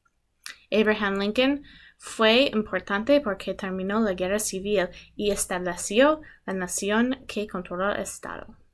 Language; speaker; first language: Spanish; non-native, learner; English